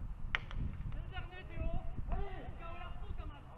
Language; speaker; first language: French; native; French